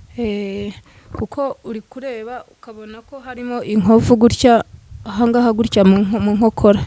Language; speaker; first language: Kinyarwanda; native; Kinyarwanda